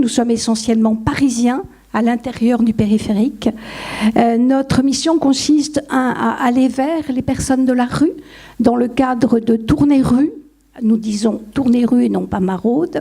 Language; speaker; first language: French; native; French